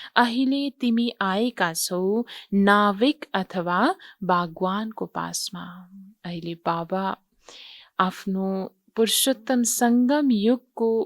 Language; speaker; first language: Nepali; native; Nepali